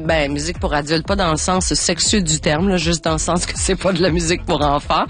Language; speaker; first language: French; native; French